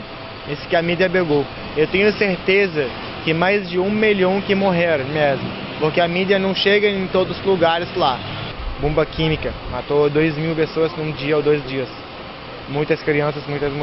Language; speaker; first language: Portuguese; non-native, fluent; Arabic